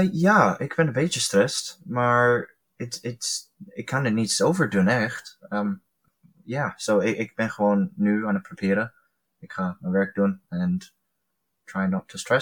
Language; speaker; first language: Dutch; early bilingual, heritage; Dutch